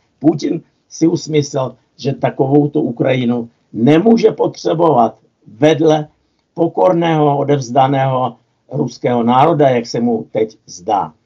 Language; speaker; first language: Czech; non-native, fluent; Russian